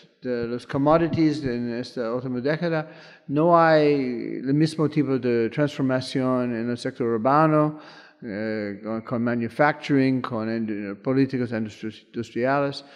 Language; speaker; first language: Spanish; non-native, fluent; English